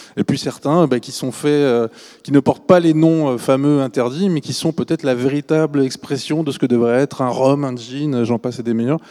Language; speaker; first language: French; native; French